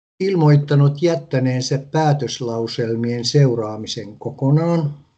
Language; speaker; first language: Finnish; native; Finnish